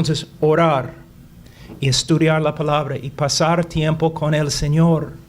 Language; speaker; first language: Spanish; non-native, fluent; English